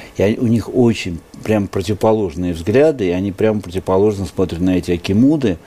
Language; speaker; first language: Russian; native; Russian